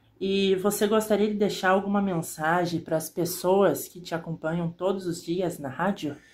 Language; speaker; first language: Portuguese; native; Portuguese